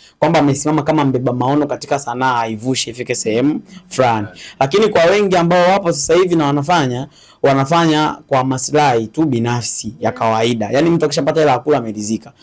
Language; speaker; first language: Swahili; native; Swahili